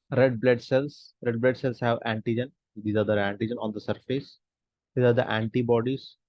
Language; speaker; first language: English; non-native, local second language; Hindi